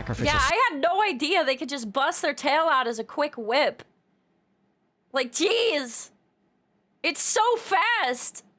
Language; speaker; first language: English; native; English